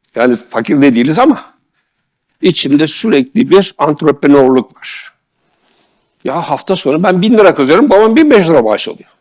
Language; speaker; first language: Turkish; native; Turkish